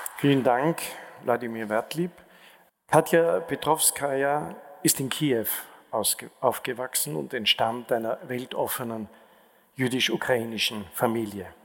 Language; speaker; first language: German; native; German